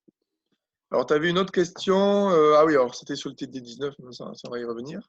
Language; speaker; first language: French; native; French